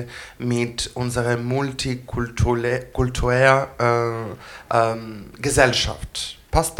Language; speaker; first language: German; non-native, fluent; Greek